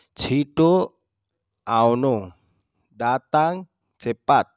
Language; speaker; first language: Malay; non-native, learner; Nepali